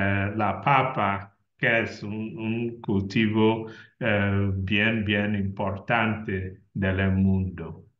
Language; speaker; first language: Spanish; non-native, learner; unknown